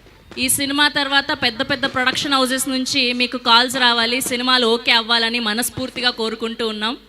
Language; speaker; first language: Telugu; native; Telugu